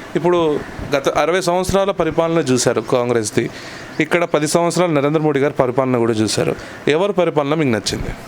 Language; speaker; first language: Telugu; native; Telugu